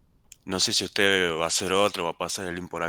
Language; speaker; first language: Spanish; native; Spanish